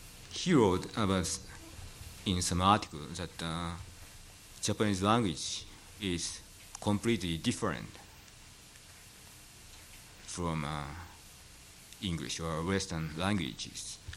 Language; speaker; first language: English; non-native, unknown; Japanese